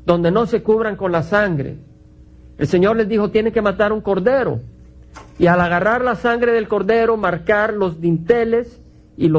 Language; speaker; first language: Spanish; native; Spanish